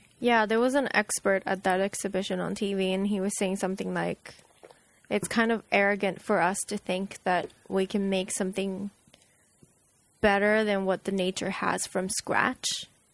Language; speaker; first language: English; native; English